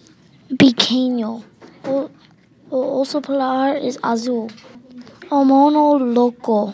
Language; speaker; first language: Spanish; non-native, learner; English